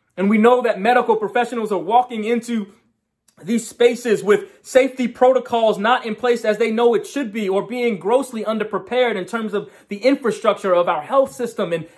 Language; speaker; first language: English; native; English